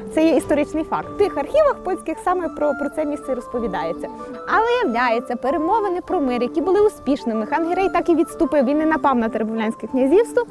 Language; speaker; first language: Ukrainian; native; Ukrainian